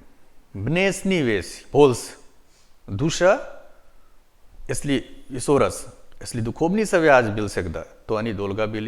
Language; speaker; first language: Russian; non-native, learner; Hindi